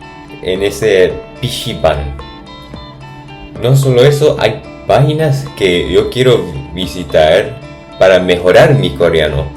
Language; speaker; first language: Spanish; non-native, fluent; English